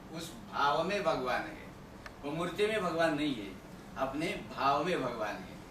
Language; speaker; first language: Hindi; non-native, local second language; Marathi